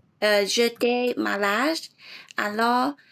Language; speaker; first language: French; non-native, learner; English